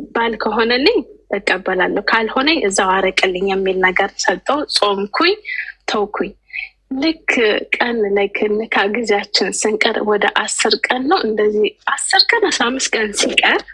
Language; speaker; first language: Amharic; native; Amharic